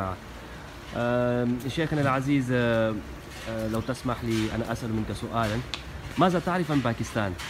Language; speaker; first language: Arabic; non-native, fluent; Urdu